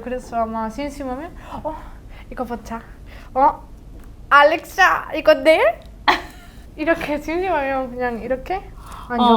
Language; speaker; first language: Korean; non-native, learner; Spanish